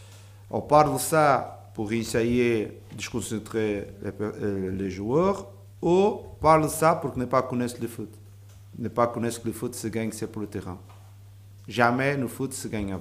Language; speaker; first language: French; non-native, learner; Portuguese